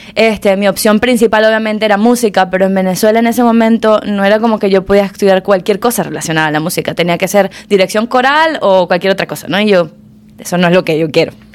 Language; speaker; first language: Spanish; native; Spanish